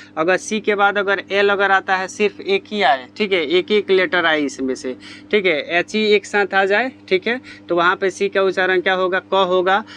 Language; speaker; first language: Hindi; native; Hindi